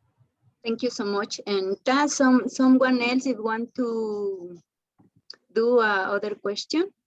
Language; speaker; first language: English; non-native, learner; Spanish